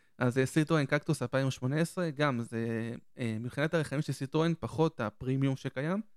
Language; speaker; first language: Hebrew; native; Hebrew